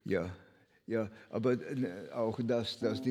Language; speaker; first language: German; non-native, fluent; Hungarian